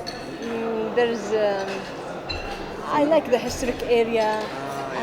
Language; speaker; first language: English; non-native, learner; Arabic